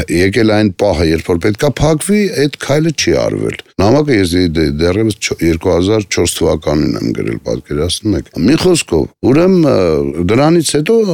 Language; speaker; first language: Armenian; native; Armenian